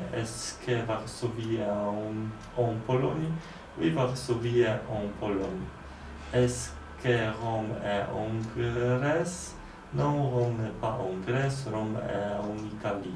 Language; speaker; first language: French; non-native, learner; Polish